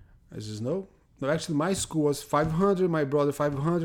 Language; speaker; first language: English; non-native, fluent; Portuguese